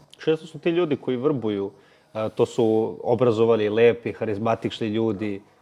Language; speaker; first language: Bosnian; native; Bosnian